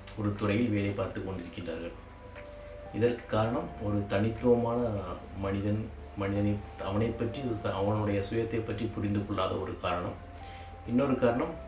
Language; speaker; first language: Tamil; native; Tamil